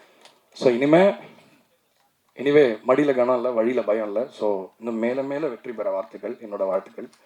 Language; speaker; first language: Tamil; native; Tamil